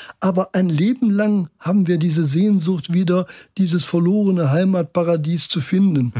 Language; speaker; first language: German; native; German